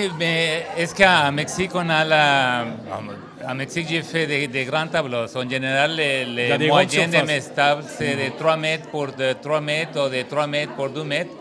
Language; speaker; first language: French; non-native, learner; Spanish